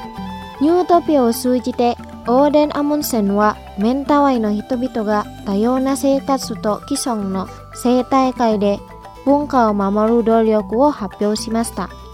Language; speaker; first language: Japanese; non-native, fluent; Indonesian